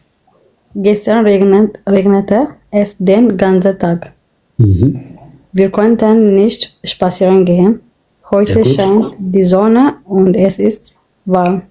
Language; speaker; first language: German; non-native, learner; Amharic